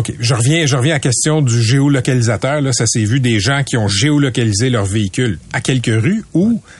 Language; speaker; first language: French; native; French